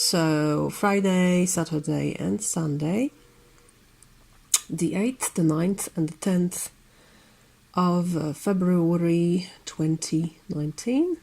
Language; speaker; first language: English; non-native, fluent; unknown